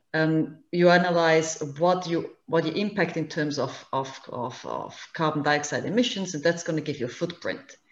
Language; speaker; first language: English; non-native, fluent; German